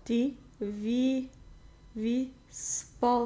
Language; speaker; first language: Russian; non-native, learner; English